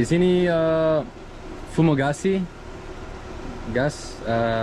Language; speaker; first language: Indonesian; non-native, learner; English